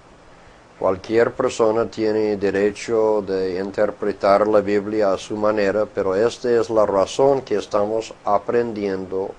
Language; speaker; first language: Spanish; non-native, fluent; English